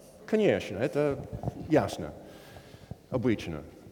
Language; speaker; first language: Russian; non-native, learner; English